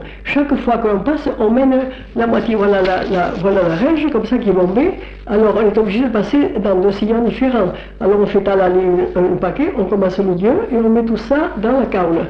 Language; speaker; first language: French; native; French